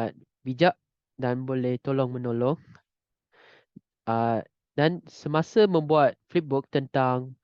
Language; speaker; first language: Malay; non-native, local second language; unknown